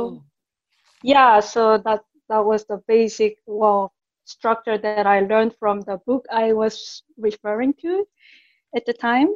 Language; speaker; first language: English; non-native, fluent; Korean